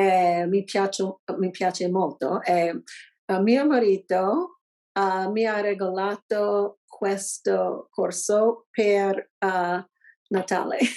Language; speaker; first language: Italian; non-native, learner; English